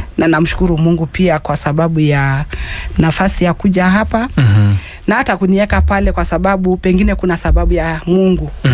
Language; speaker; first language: Swahili; non-native, local second language; Masai